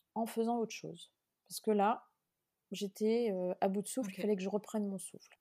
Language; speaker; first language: French; native; French